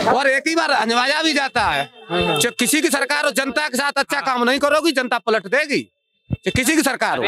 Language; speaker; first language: Hindi; native; Hindi